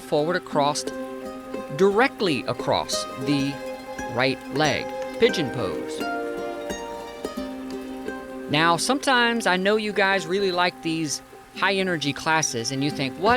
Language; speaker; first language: English; native; English